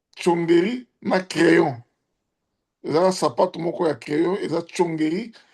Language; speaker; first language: Lingala; native; Lingala